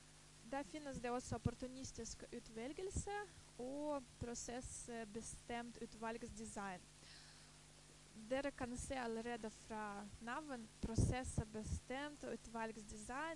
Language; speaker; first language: Norwegian; non-native, fluent; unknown